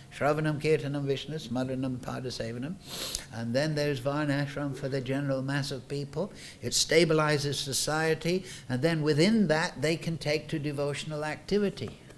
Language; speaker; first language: English; native; English